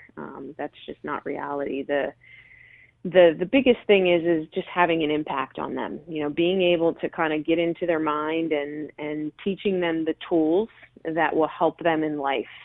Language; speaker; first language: English; native; English